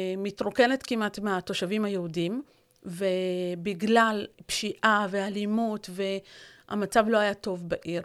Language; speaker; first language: Hebrew; non-native, local second language; Arabic